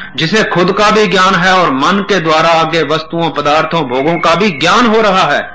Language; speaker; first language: Hindi; non-native, local second language; Punjabi